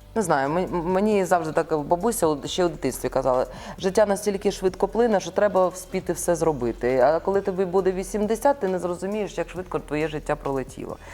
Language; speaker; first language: Ukrainian; non-native, local second language; Russian